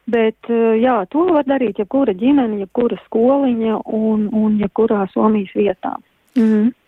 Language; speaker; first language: Latvian; native; Latvian